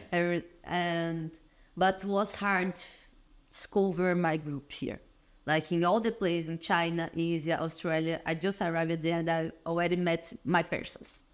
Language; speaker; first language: English; non-native, learner; Portuguese